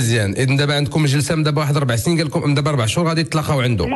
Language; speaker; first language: Arabic; native; Arabic